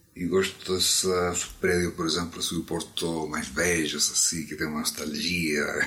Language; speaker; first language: Portuguese; non-native, fluent; Spanish